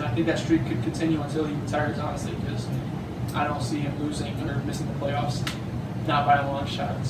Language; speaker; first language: English; native; English